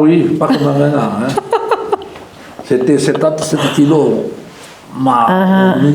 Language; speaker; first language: French; non-native, local second language; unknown